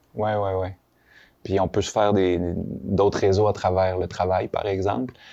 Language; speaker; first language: French; native; French